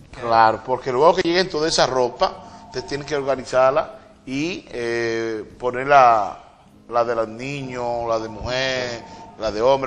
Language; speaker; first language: Spanish; native; Spanish